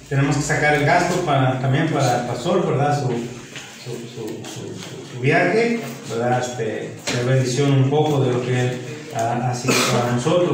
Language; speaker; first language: Spanish; native; Spanish